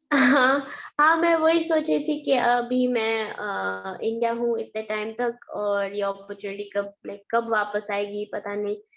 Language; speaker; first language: Hindi; early bilingual, heritage; Hindi